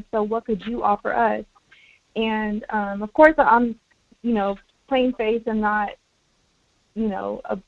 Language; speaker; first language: English; early bilingual, other home language; Spanish